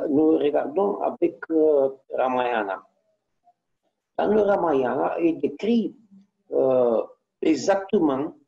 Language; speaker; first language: French; non-native, learner; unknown